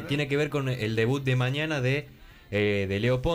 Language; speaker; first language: Spanish; native; Spanish